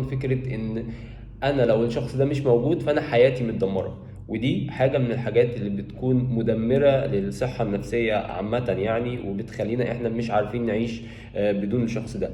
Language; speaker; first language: Arabic; native; Arabic